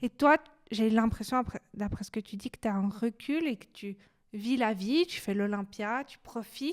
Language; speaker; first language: French; native; French